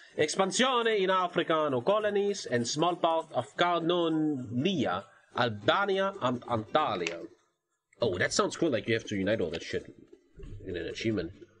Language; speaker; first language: English; non-native, fluent; German